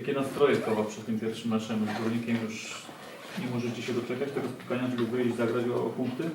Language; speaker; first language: Polish; native; Polish